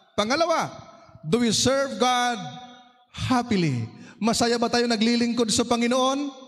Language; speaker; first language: Filipino; native; Filipino